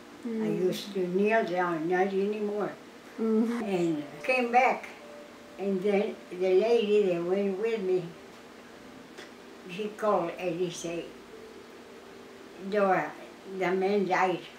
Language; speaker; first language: English; early bilingual, other home language; Spanish